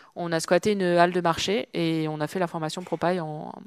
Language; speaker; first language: French; native; French